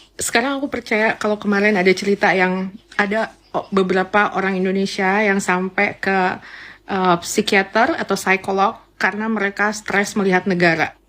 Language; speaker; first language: Indonesian; native; Indonesian